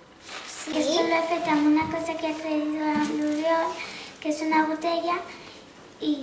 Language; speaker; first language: Catalan; non-native, local second language; Spanish